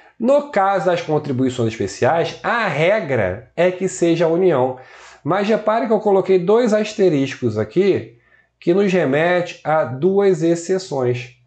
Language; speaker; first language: Portuguese; native; Portuguese